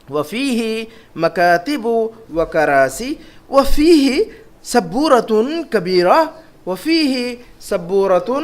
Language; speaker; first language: Arabic; non-native, fluent; Urdu